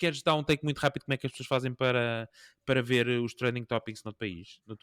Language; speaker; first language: Portuguese; native; Portuguese